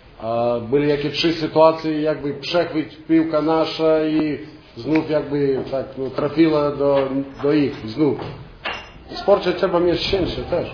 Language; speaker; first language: Polish; non-native, learner; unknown